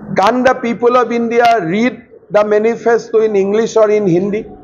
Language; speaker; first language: English; non-native, local second language; Assamese